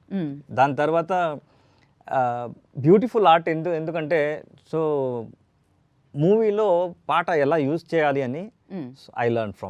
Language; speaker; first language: Telugu; non-native, learner; Kannada